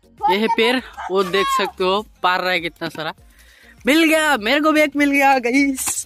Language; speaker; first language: Hindi; non-native, local second language; Bangla